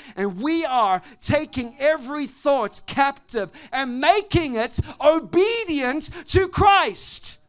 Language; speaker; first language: English; native; English